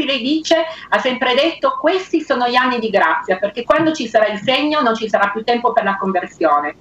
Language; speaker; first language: Italian; native; Italian